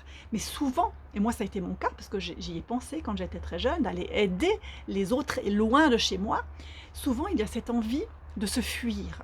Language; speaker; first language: French; native; French